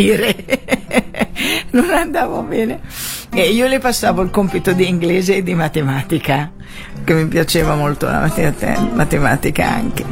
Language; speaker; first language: Italian; non-native, fluent; Arabic